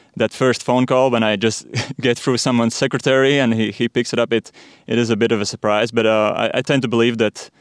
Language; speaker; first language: English; non-native, fluent; Latvian